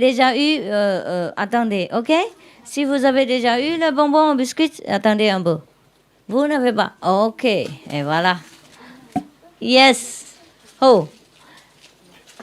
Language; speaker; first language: French; non-native, learner; Vietnamese